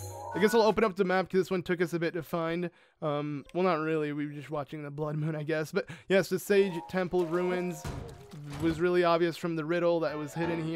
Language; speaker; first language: English; native; English